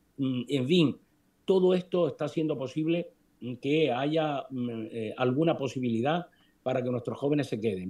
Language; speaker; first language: Spanish; native; Spanish